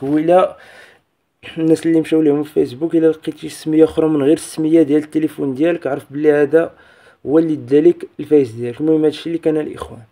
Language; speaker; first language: Arabic; native; Arabic